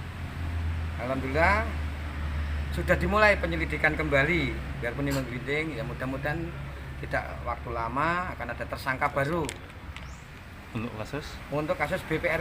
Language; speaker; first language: Indonesian; non-native, local second language; Javanese